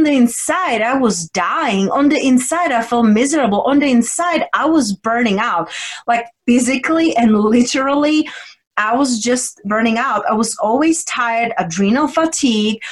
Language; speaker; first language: English; non-native, fluent; Czech